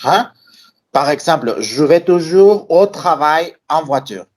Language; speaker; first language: French; non-native, fluent; Spanish